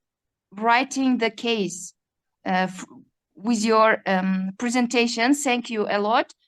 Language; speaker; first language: English; non-native, learner; Uzbek